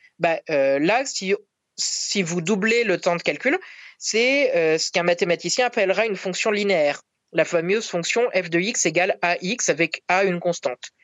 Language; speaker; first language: French; native; French